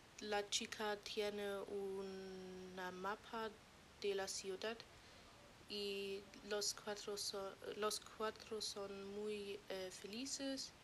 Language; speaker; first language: Spanish; non-native, learner; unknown